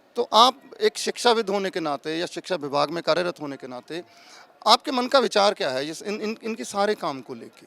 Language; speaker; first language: Hindi; non-native, local second language; Punjabi